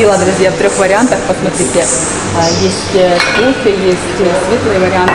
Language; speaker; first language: Russian; native; Russian